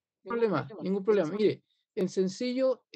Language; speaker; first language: Spanish; native; Spanish